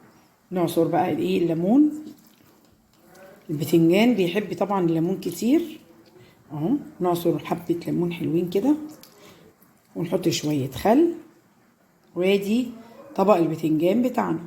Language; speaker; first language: Arabic; native; Arabic